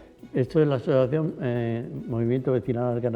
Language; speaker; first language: Spanish; native; Spanish